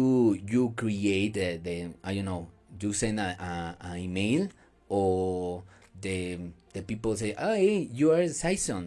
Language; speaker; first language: English; non-native, learner; Spanish